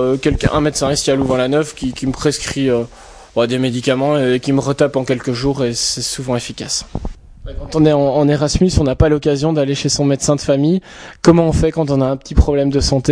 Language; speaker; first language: French; native; French